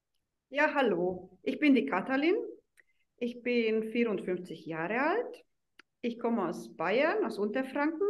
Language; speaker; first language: German; non-native, fluent; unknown